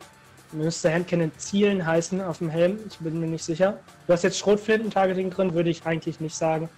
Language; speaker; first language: German; native; German